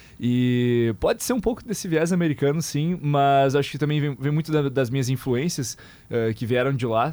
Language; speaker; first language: Portuguese; early bilingual, other home language; English